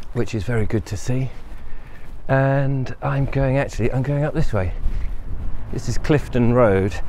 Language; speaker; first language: English; native; English